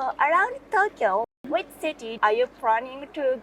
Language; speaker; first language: English; non-native, learner; Japanese